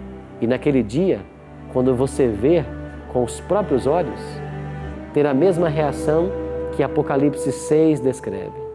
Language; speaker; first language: Portuguese; native; Portuguese